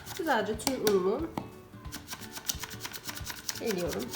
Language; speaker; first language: Turkish; native; Turkish